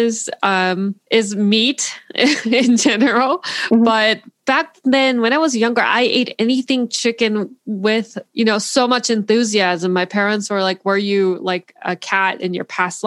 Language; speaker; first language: English; non-native, fluent; Korean